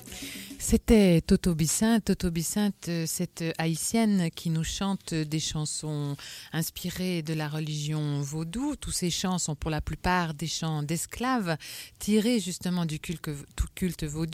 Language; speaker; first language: French; native; French